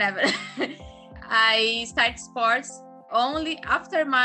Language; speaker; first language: English; non-native, learner; Portuguese